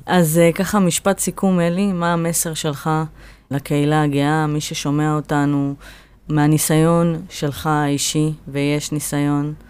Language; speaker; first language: Hebrew; native; Hebrew